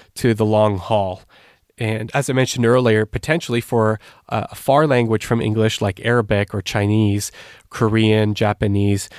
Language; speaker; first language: English; native; English